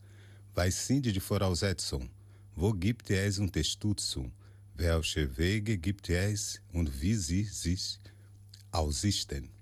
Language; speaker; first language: German; non-native, learner; Portuguese